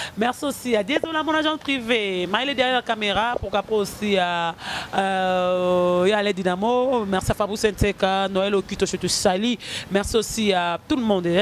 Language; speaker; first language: French; non-native, local second language; Lingala